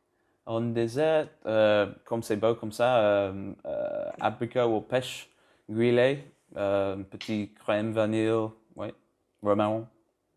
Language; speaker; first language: French; non-native, learner; English